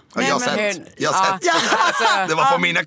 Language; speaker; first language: Swedish; non-native, fluent; Italian